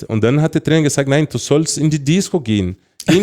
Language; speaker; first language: German; non-native, fluent; Portuguese